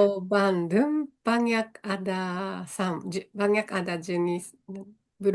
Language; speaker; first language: Indonesian; non-native, learner; Japanese